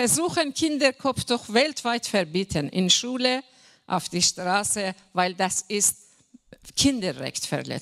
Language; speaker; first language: German; non-native, learner; Persian